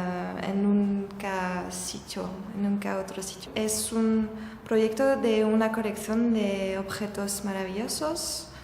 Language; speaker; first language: Spanish; non-native, learner; French